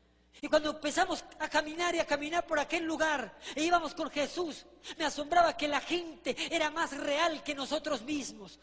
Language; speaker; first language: Spanish; native; Spanish